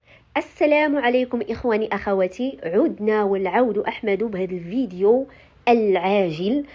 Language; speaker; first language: Arabic; native; Arabic